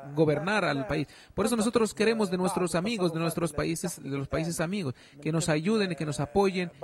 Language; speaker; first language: Spanish; non-native, fluent; Arabic